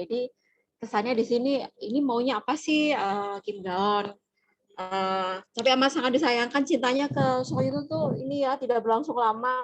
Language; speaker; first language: Indonesian; native; Indonesian